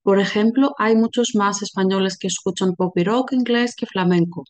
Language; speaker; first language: Spanish; non-native, fluent; Greek